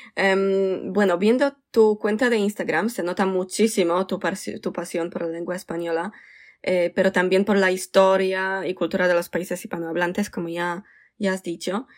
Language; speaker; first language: Spanish; non-native, fluent; Polish